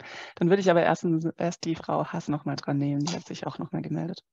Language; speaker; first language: German; native; German